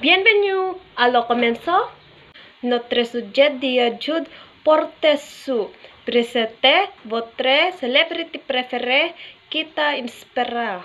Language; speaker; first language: French; non-native, learner; Filipino